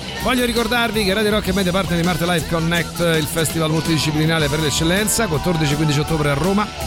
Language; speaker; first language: Italian; native; Italian